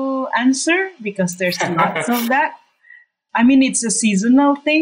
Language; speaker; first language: English; non-native, local second language; Cebuano